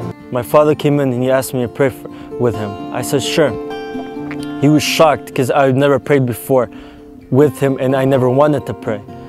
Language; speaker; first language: English; early bilingual, other home language; Arabic